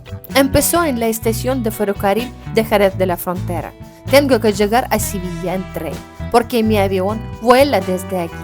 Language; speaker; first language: Spanish; non-native, learner; Ukrainian